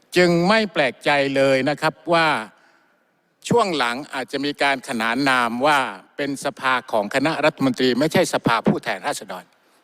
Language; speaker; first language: Thai; non-native, local second language; Malay